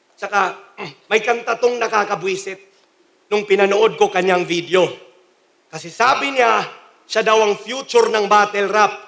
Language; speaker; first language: Filipino; non-native, local second language; Cebuano